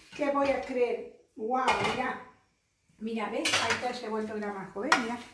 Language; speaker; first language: Spanish; native; Spanish